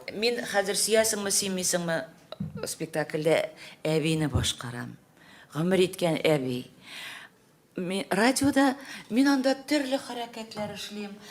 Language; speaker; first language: Tatar; native; Tatar